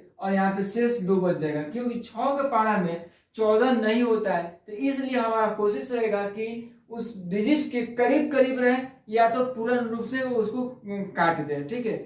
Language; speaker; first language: Hindi; native; Hindi